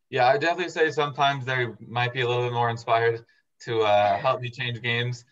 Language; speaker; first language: English; native; English